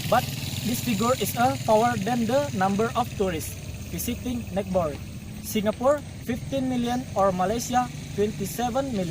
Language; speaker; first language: English; non-native, learner; Indonesian